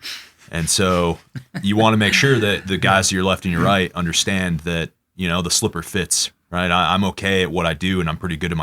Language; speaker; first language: English; native; English